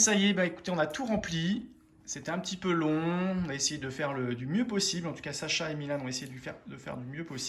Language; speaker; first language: French; native; French